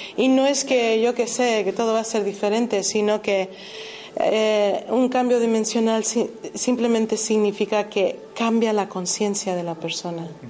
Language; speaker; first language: Spanish; early bilingual, heritage; Spanish